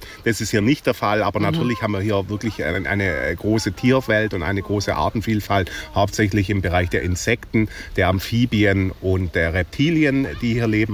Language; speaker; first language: German; native; German